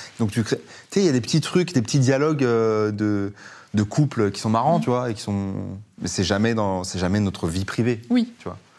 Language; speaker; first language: French; early bilingual, other home language; Persian